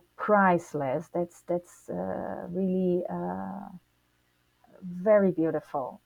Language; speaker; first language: English; non-native, fluent; Portuguese